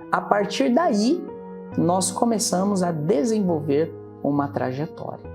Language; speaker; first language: Portuguese; native; Portuguese